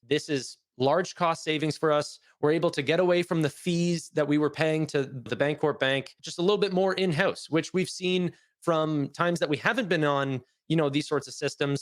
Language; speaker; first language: English; native; English